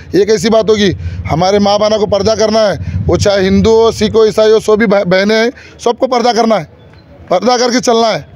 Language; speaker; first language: Hindi; native; Hindi